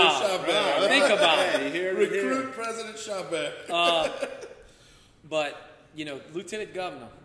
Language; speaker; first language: English; native; English